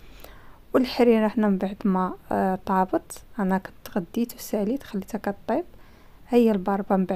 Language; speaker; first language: Arabic; native; Arabic